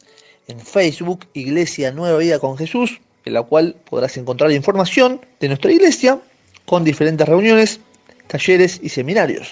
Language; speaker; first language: Spanish; native; Spanish